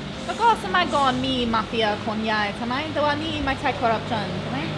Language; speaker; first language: Thai; non-native, learner; English